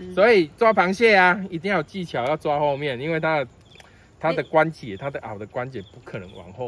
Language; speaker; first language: Chinese; native; Chinese